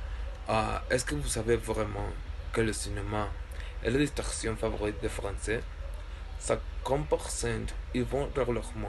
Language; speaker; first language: French; non-native, learner; Spanish